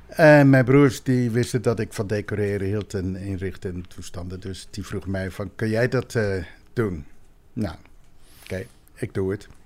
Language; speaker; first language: Dutch; native; Dutch